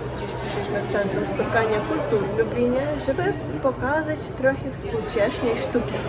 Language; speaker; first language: Polish; non-native, learner; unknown